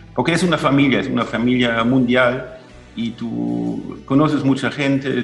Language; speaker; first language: Spanish; non-native, fluent; German